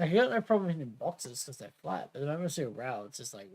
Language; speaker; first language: English; native; English